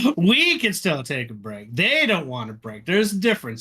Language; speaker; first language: English; native; English